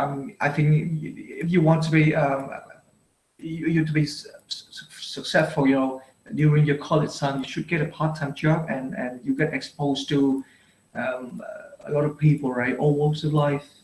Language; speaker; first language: English; non-native, fluent; Vietnamese